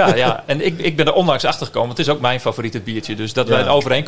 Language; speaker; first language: Dutch; native; Dutch